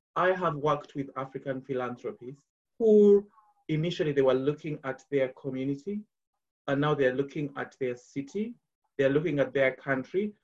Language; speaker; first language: English; non-native, local second language; Ganda